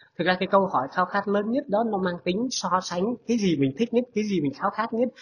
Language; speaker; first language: Vietnamese; non-native, local second language; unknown